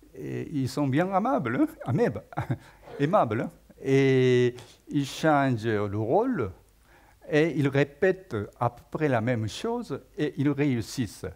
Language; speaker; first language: French; non-native, fluent; Japanese